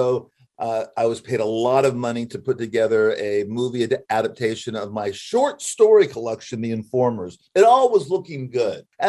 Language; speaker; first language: English; native; English